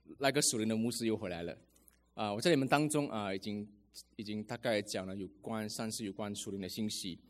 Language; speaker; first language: Chinese; native; Chinese